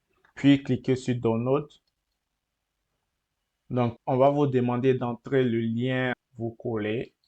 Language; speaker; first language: French; native; French